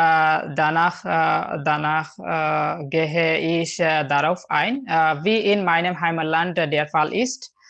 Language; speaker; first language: German; non-native, learner; Bangla